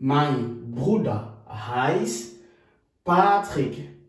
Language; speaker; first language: German; non-native, fluent; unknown